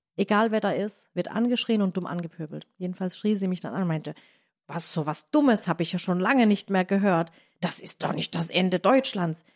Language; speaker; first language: German; native; German